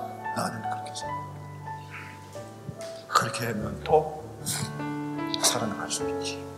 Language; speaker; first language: Korean; early bilingual, heritage; Korean